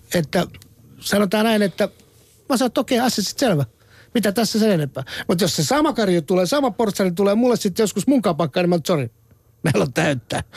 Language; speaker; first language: Finnish; native; Finnish